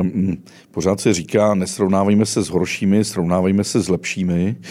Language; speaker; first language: Czech; native; Czech